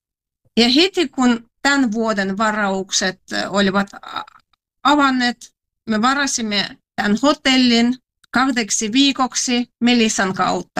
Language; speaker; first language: Finnish; non-native, fluent; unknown